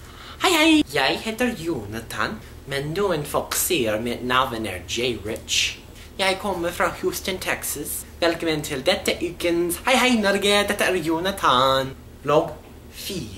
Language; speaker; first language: Norwegian; non-native, learner; English